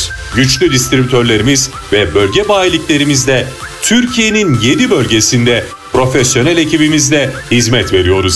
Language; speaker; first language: Turkish; native; Turkish